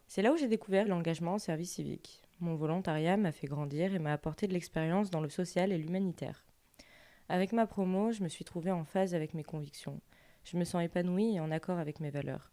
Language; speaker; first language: French; native; French